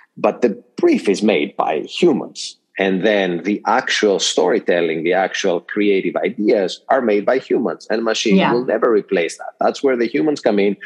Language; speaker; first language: English; non-native, fluent; Greek